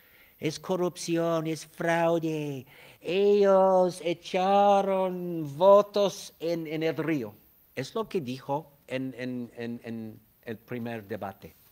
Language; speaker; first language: Spanish; non-native, fluent; English